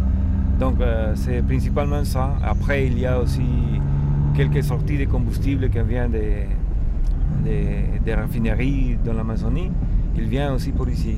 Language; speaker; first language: French; non-native, fluent; Spanish